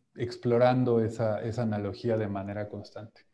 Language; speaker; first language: Spanish; native; Spanish